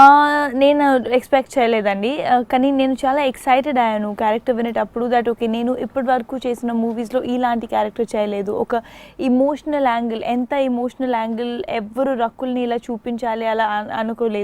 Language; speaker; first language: Telugu; non-native, fluent; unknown